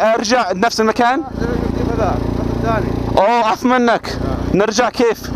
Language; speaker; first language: Arabic; early bilingual, heritage; English